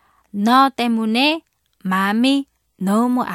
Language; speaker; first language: Korean; non-native, fluent; Vietnamese